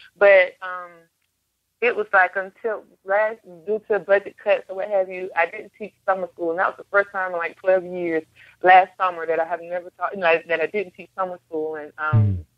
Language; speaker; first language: English; native; English